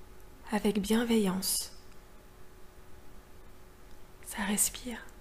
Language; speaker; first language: French; native; French